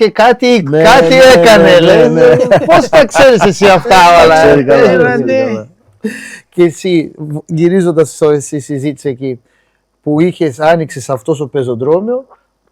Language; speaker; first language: Greek; non-native, fluent; Portuguese